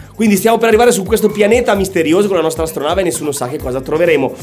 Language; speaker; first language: Italian; native; Italian